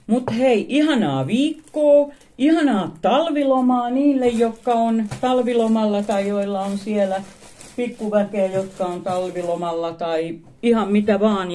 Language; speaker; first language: Finnish; native; Finnish